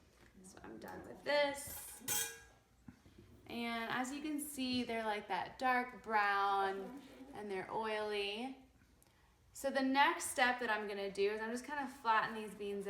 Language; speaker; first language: English; early bilingual, other home language; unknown